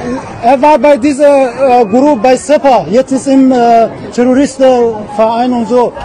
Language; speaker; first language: German; non-native, learner; Persian